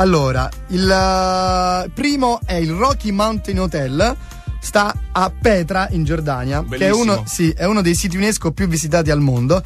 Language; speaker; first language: Italian; native; Italian